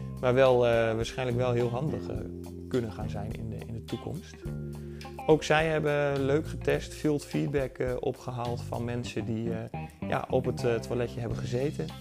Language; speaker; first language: Dutch; native; Dutch